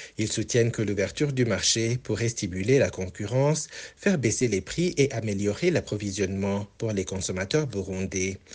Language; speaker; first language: French; non-native, local second language; Rundi